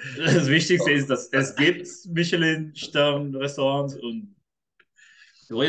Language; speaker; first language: German; non-native, fluent; Spanish